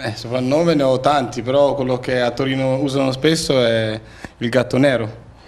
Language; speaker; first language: Italian; native; Italian